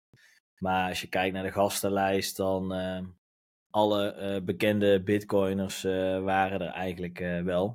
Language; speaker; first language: Dutch; native; Dutch